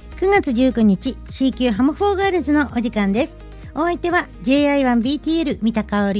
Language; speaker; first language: Japanese; native; Japanese